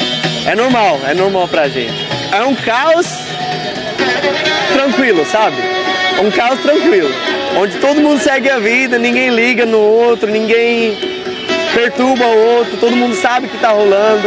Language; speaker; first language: Portuguese; non-native, fluent; Hindi